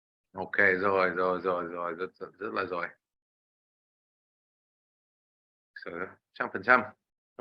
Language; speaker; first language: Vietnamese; non-native, learner; English